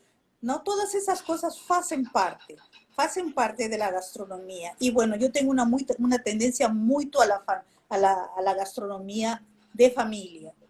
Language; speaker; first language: Spanish; non-native, fluent; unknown